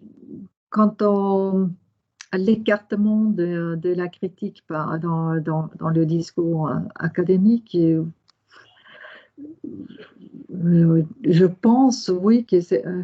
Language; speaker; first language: French; non-native, fluent; Norwegian